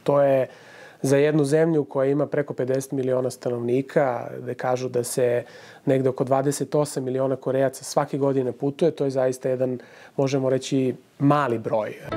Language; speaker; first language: Serbian; native; Serbian